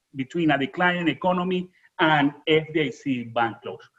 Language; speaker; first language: English; non-native, fluent; Spanish